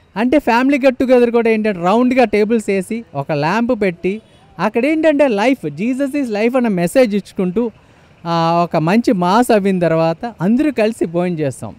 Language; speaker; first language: Telugu; non-native, local second language; Malayalam